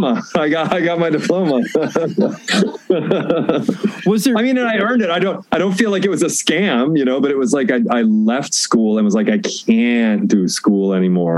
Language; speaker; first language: English; native; English